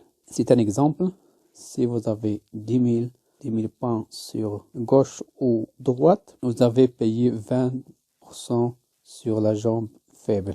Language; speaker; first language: French; non-native, learner; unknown